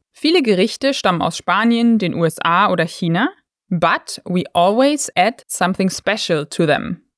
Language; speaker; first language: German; native; German